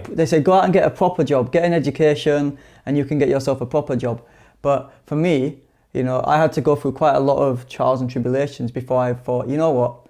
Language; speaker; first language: English; native; English